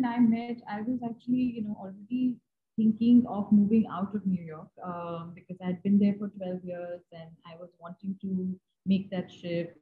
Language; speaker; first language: English; non-native, local second language; Hindi